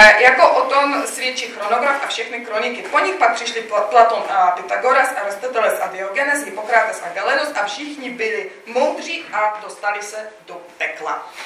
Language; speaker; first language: Czech; non-native, fluent; Russian